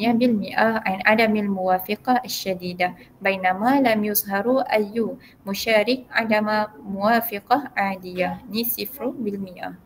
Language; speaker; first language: Arabic; non-native, learner; Malay